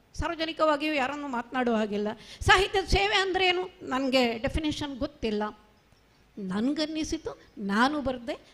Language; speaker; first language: Kannada; non-native, local second language; Marathi